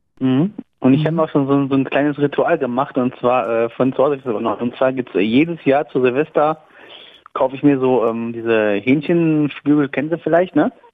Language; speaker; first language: German; native; German